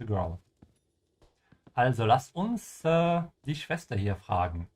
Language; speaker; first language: German; non-native, fluent; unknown